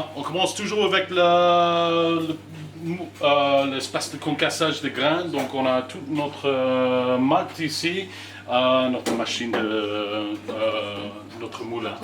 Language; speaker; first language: French; non-native, fluent; English